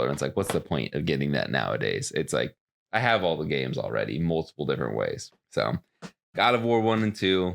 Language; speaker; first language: English; native; English